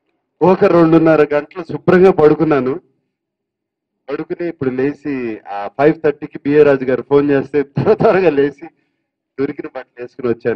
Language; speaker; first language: Telugu; native; Telugu